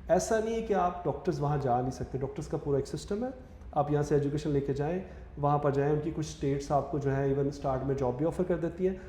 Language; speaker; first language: Urdu; native; Urdu